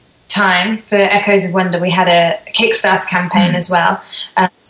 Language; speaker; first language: English; native; English